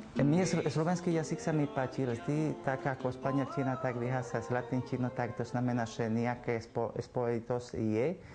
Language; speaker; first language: Slovak; non-native, fluent; Spanish